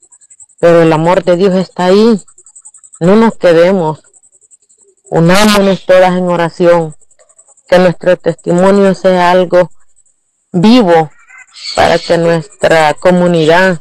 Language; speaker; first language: Spanish; native; Spanish